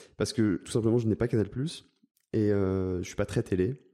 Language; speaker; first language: French; native; French